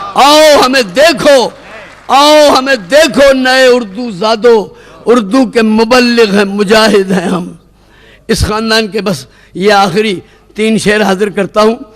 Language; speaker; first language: Urdu; native; Urdu